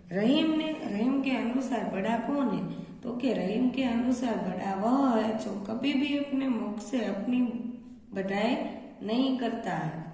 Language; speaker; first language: Hindi; non-native, local second language; Gujarati